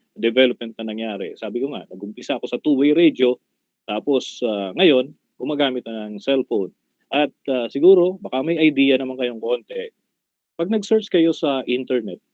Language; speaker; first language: Filipino; non-native, local second language; Bikol